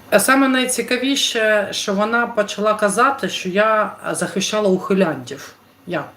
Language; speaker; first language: Ukrainian; non-native, local second language; Russian